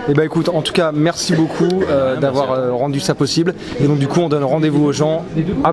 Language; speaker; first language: French; native; French